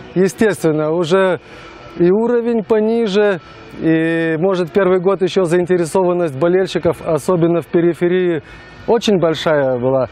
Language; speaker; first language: Russian; non-native, local second language; Lithuanian